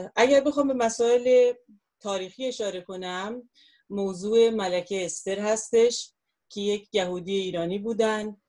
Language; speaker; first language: Persian; non-native, local second language; Kurdish